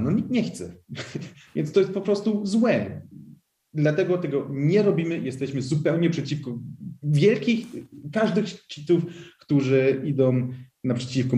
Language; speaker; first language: Polish; early bilingual, heritage; Polish